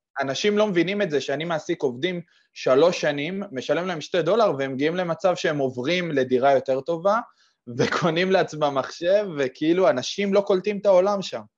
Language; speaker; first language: Hebrew; native; Hebrew